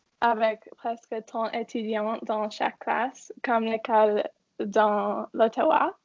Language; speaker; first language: French; non-native, learner; English